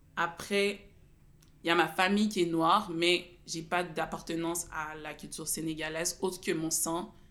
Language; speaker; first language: French; early bilingual, other home language; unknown